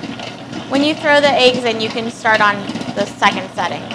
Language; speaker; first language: English; native; English